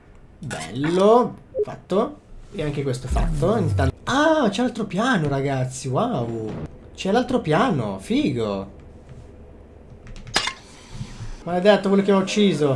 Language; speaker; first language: Italian; native; Italian